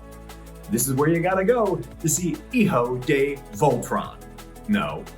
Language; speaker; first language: English; native; English